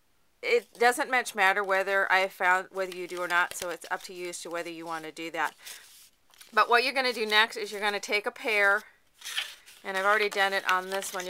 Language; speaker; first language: English; native; English